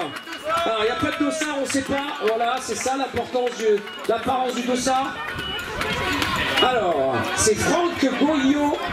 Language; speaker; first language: French; native; French